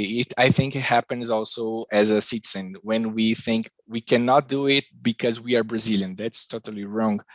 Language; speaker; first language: English; non-native, learner; Portuguese